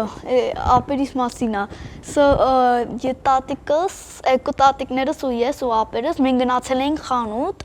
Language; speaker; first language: Armenian; early bilingual, heritage; Armenian